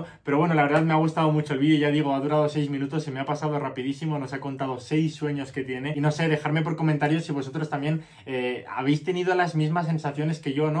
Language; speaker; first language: Spanish; native; Spanish